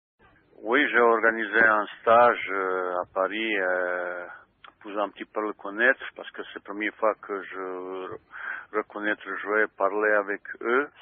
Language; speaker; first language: French; non-native, fluent; Bosnian